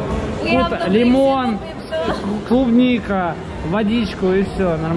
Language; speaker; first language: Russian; native; Russian